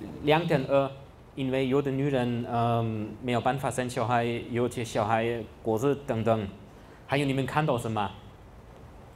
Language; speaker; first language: Chinese; non-native, fluent; German